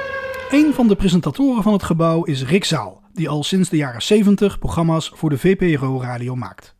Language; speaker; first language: Dutch; native; Dutch